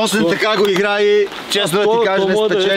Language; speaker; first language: Bulgarian; native; Bulgarian